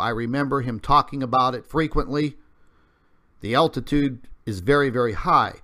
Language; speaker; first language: English; native; English